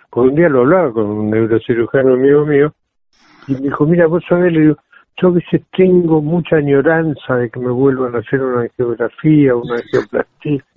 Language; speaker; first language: Spanish; native; Spanish